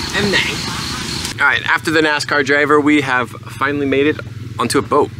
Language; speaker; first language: English; native; English